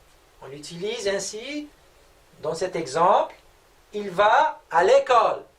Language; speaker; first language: French; non-native, local second language; Arabic